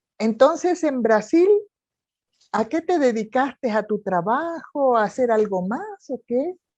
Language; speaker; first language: Spanish; native; Spanish